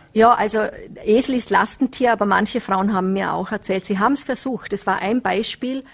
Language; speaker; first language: German; native; German